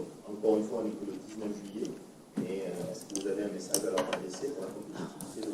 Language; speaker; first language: French; native; French